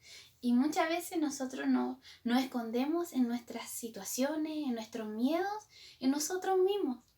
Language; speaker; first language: Spanish; native; Spanish